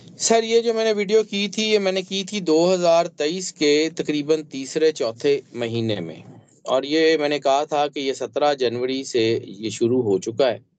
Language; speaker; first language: Urdu; native; Urdu